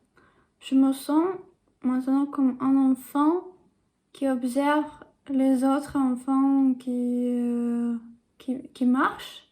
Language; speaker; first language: French; non-native, learner; English